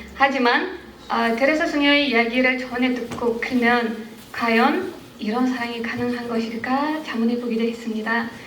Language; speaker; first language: Korean; non-native, fluent; Uzbek